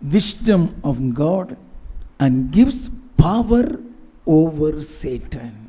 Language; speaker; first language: English; non-native, local second language; Tamil